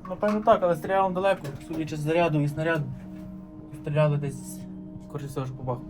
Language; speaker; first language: Ukrainian; native; Ukrainian